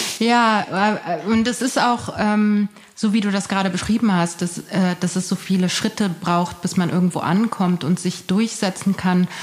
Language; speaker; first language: German; early bilingual, other home language; Persian